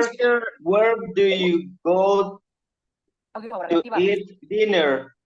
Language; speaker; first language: English; non-native, learner; Spanish